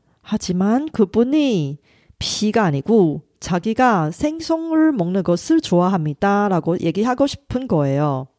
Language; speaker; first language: Korean; non-native, fluent; Chinese